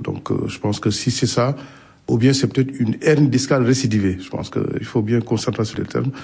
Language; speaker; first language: French; non-native, local second language; Wolof